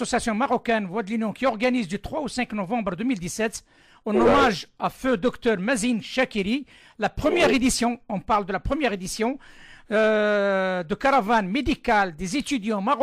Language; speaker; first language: French; non-native, local second language; Arabic